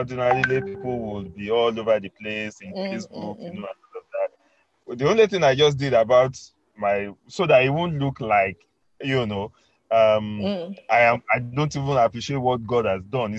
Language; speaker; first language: English; non-native, local second language; Yoruba